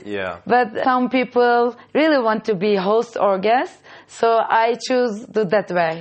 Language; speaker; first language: English; non-native, fluent; Turkish